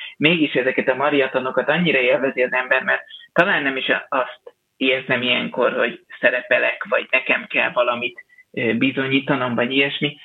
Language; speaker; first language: Hungarian; native; Hungarian